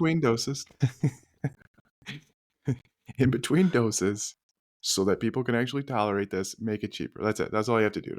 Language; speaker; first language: English; native; English